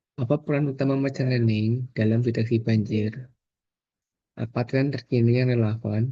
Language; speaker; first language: Indonesian; native; Indonesian